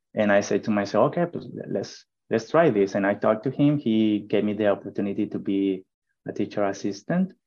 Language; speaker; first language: English; non-native, fluent; Spanish